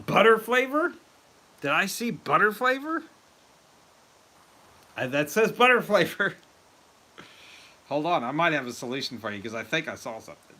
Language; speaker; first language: English; native; English